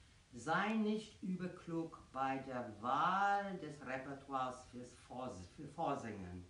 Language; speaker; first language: German; non-native, fluent; Afrikaans